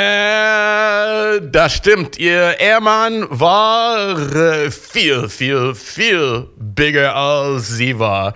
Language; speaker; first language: German; non-native, fluent; English